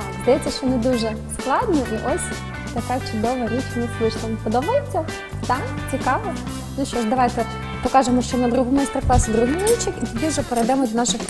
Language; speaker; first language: Ukrainian; native; Ukrainian